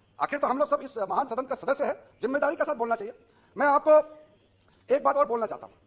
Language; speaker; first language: Hindi; non-native, local second language; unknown